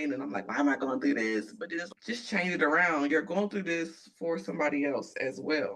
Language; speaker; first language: English; native; English